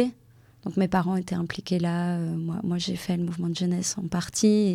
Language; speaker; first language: French; native; French